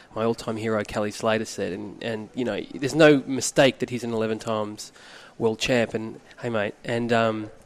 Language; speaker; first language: English; native; English